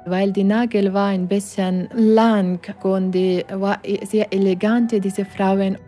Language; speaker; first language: German; non-native, learner; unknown